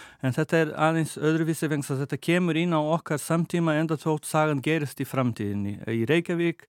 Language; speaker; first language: Icelandic; non-native, fluent; Portuguese